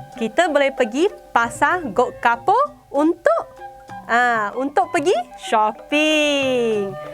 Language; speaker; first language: Malay; non-native, local second language; Chinese